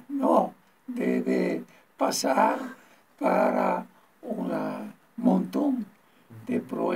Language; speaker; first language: Spanish; non-native, learner; Italian